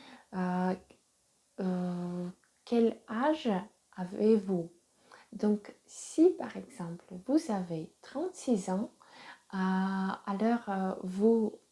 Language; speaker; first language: French; non-native, fluent; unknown